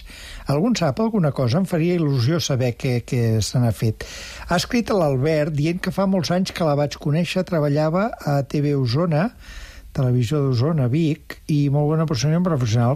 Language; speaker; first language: Catalan; native; Catalan